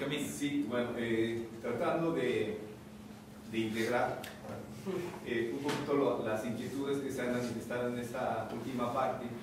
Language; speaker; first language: Spanish; native; Spanish